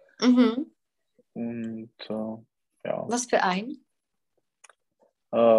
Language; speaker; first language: German; non-native, fluent; Czech